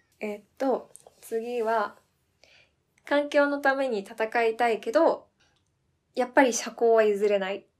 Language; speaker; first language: Japanese; early bilingual, heritage; Japanese